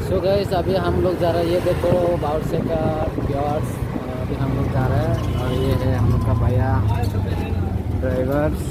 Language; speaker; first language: Hindi; non-native, local second language; Kok Borok